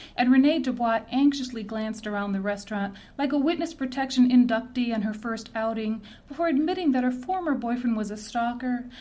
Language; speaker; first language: English; native; English